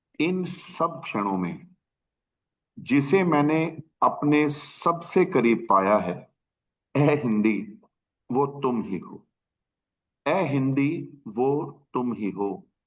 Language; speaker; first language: Hindi; native; Hindi